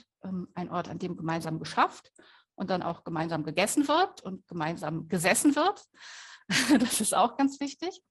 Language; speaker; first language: German; native; German